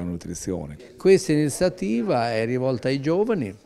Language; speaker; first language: Italian; native; Italian